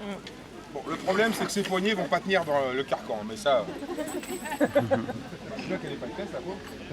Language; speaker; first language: French; native; French